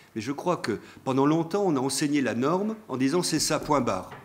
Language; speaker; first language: French; native; French